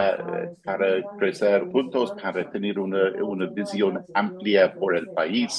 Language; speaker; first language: Spanish; non-native, fluent; English